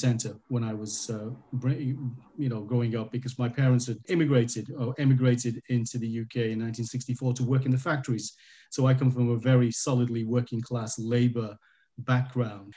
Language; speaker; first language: English; native; English